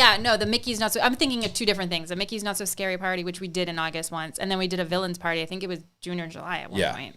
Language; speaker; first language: English; native; English